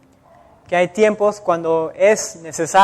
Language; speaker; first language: Spanish; native; Spanish